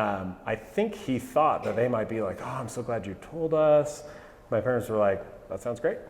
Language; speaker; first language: English; native; English